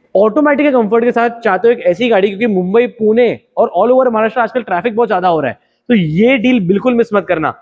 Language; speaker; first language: Hindi; non-native, local second language; Marathi